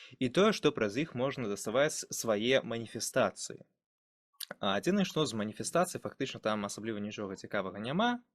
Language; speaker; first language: Belarusian; non-native, local second language; Russian